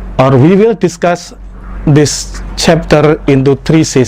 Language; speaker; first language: English; non-native, fluent; Indonesian